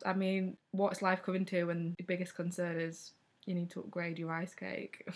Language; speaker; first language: English; native; English